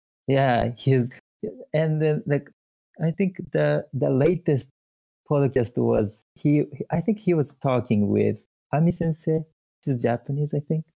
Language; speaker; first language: English; non-native, learner; Japanese